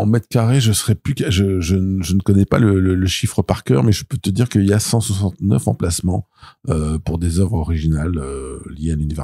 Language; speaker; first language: French; native; French